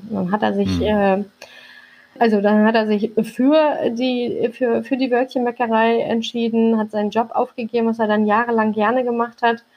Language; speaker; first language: German; early bilingual, other home language; Turkish